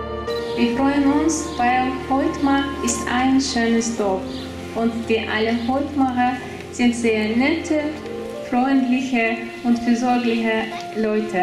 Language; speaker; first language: German; non-native, learner; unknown